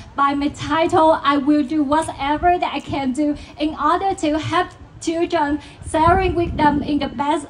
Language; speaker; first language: English; non-native, learner; Vietnamese